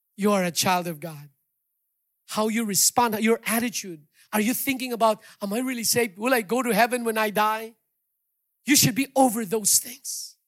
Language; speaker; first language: English; non-native, local second language; Hiligaynon